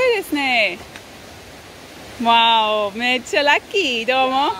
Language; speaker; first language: Japanese; non-native, learner; English